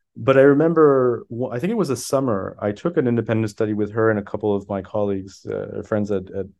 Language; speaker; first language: English; early bilingual, other home language; French